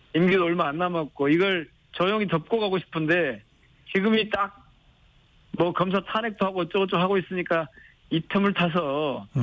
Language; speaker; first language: Korean; native; Korean